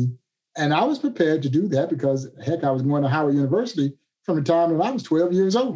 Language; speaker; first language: English; native; English